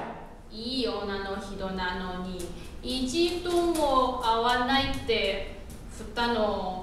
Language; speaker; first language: Japanese; non-native, learner; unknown